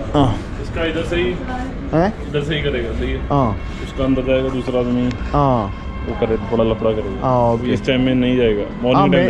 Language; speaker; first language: Hindi; non-native, local second language; Punjabi